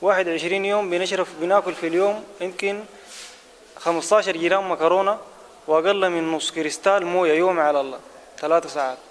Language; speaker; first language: Arabic; native; Arabic